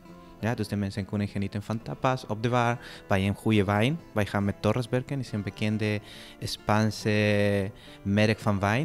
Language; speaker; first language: Dutch; non-native, learner; Spanish